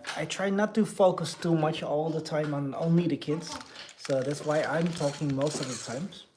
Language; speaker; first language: English; non-native, fluent; Dutch